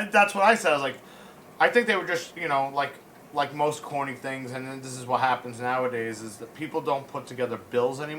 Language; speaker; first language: English; native; English